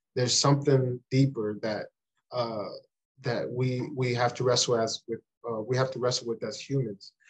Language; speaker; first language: English; early bilingual, other home language; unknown